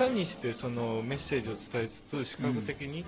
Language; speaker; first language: Japanese; native; Japanese